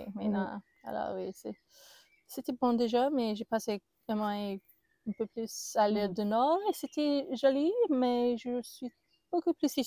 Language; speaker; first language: French; non-native, learner; English